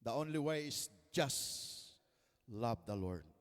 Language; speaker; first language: English; non-native, local second language; Filipino